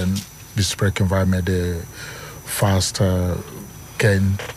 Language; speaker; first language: Dutch; non-native, learner; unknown